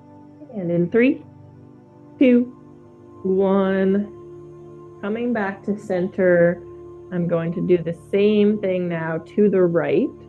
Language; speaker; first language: English; native; English